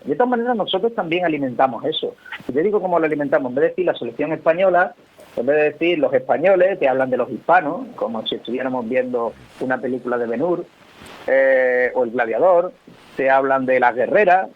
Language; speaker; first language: Spanish; native; Spanish